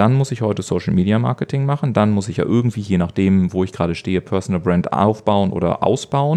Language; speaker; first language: German; native; German